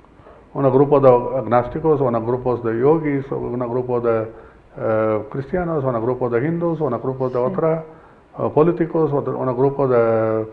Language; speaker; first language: Spanish; non-native, learner; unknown